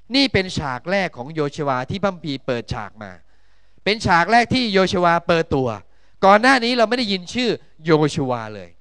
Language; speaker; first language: Thai; native; Thai